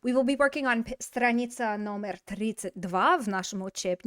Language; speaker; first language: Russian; non-native, fluent; English